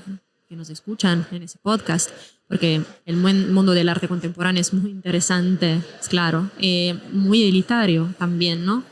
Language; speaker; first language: Spanish; non-native, fluent; Italian